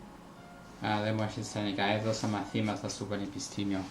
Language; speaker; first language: Greek; non-native, fluent; Italian